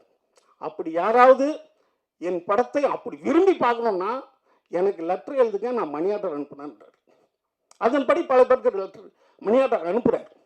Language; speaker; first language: Tamil; native; Tamil